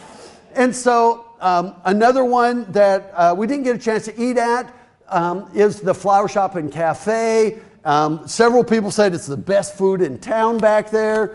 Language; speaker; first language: English; native; English